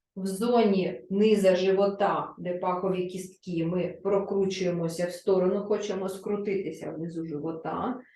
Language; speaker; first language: Ukrainian; non-native, local second language; Russian